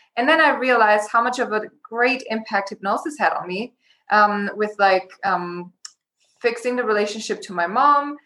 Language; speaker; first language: English; non-native, fluent; German